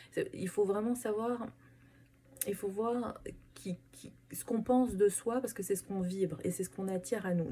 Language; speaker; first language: French; native; French